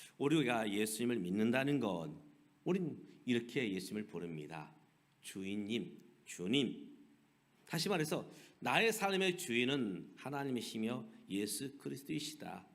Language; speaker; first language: Korean; native; Korean